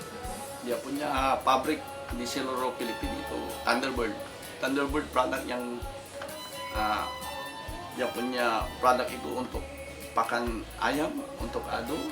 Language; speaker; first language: Indonesian; non-native, fluent; Filipino